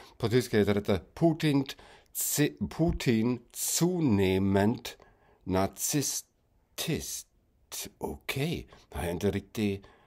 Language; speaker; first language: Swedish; non-native, fluent; German